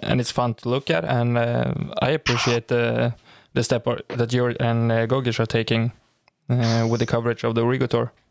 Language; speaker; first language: English; non-native, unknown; Swedish